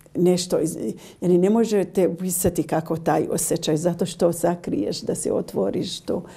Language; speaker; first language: Serbian; non-native, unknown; Arabic